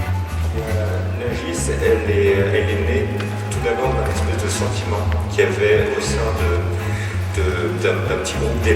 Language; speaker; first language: French; native; French